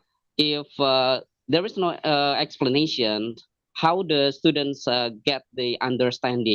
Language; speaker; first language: English; non-native, learner; Indonesian